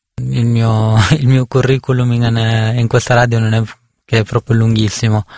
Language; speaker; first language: Italian; early bilingual, other home language; Punjabi